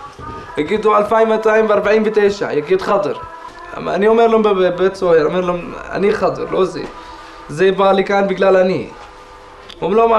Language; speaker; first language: Hebrew; non-native, local second language; Arabic